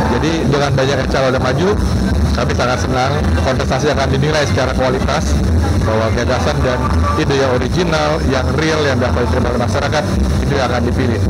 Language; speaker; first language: Indonesian; native; Indonesian